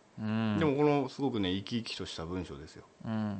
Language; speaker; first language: Japanese; native; Japanese